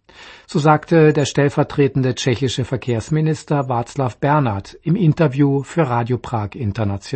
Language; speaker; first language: German; native; German